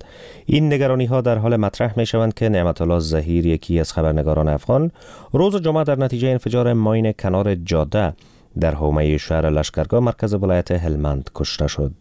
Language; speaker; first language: Persian; native; Persian